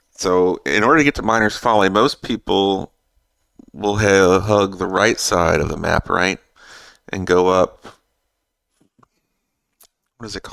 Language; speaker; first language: English; native; English